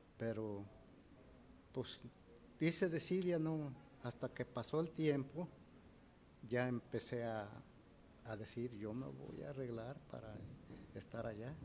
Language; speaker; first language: Spanish; native; Spanish